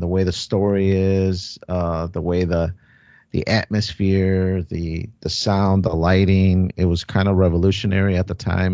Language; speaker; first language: English; native; English